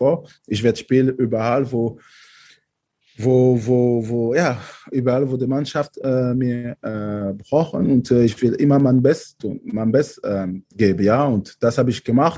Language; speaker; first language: German; non-native, fluent; French